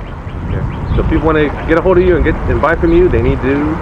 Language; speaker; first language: English; native; English